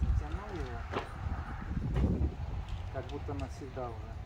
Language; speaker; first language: Russian; native; Russian